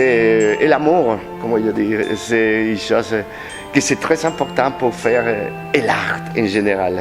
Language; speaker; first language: French; non-native, learner; Spanish